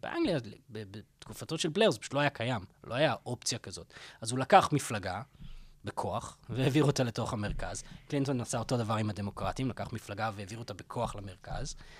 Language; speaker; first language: Hebrew; non-native, fluent; English